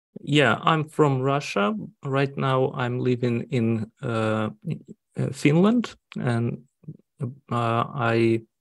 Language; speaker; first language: English; non-native, learner; Russian